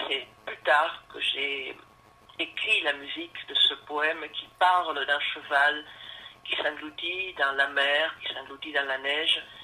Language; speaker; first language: French; non-native, fluent; Spanish